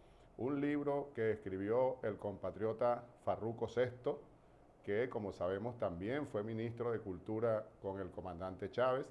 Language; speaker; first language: Spanish; native; Spanish